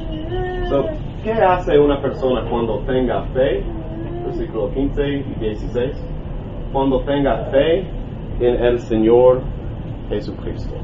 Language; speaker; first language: Spanish; non-native, learner; English